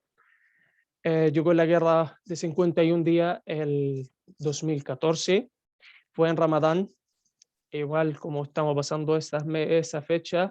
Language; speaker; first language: Spanish; non-native, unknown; Arabic